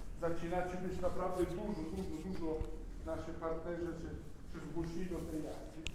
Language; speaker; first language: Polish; non-native, learner; Italian